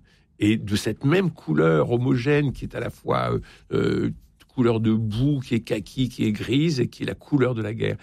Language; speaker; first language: French; native; French